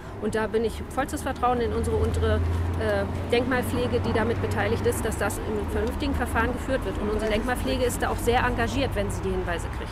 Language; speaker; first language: German; native; German